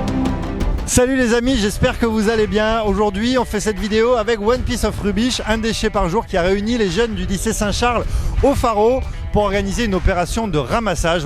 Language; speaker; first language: French; native; French